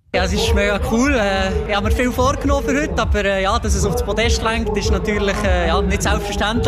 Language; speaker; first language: German; native; German